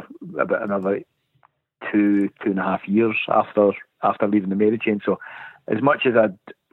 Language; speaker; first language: English; native; English